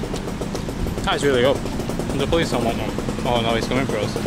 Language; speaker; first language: English; native; English